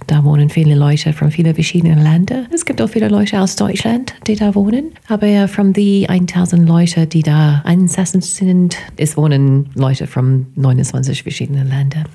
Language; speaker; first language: German; non-native, fluent; English